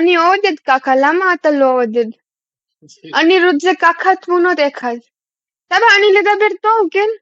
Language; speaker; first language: Hebrew; non-native, learner; Gujarati